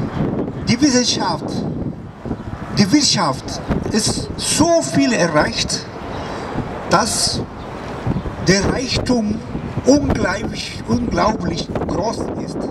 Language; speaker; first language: German; non-native, fluent; Spanish